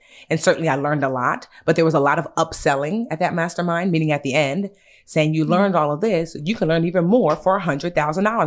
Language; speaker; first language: English; native; English